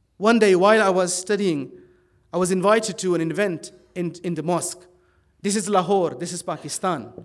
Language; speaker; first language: English; early bilingual, other home language; Dutch